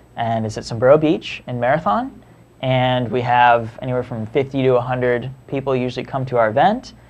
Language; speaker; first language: English; native; English